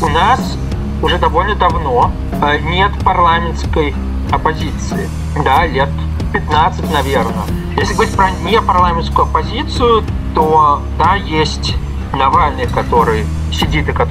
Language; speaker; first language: Russian; native; Russian